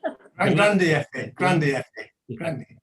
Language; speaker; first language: Spanish; non-native, learner; English